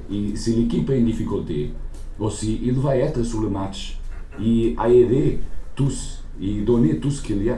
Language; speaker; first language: French; non-native, learner; Portuguese